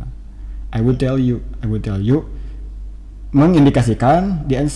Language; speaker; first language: English; non-native, fluent; Indonesian